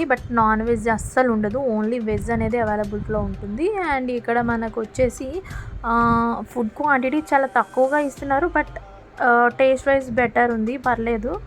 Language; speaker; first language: Telugu; native; Telugu